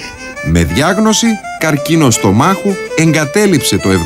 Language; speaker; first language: Greek; native; Greek